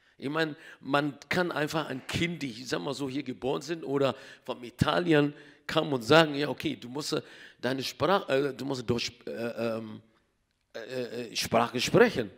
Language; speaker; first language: German; non-native, learner; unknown